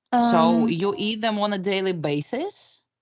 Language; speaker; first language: English; non-native, fluent; Russian